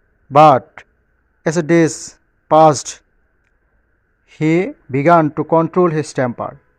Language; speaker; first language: English; non-native, local second language; Bangla